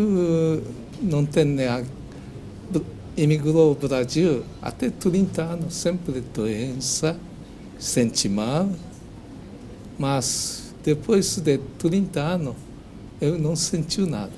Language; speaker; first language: Portuguese; non-native, learner; Japanese